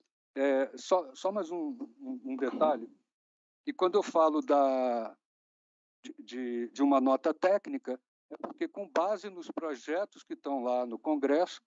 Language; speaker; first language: Portuguese; native; Portuguese